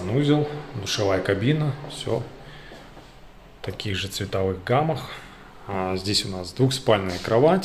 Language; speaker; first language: Russian; native; Russian